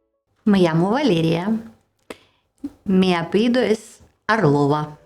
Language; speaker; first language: Spanish; non-native, learner; Russian